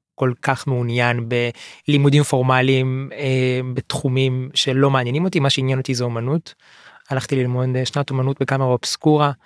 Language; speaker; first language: Hebrew; native; Hebrew